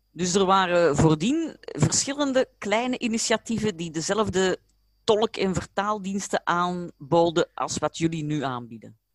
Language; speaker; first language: Dutch; native; Dutch